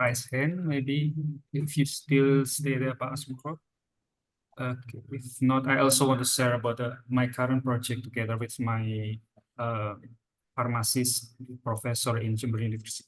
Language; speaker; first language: English; non-native, fluent; Indonesian